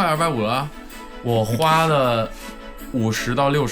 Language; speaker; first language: Chinese; non-native, local second language; English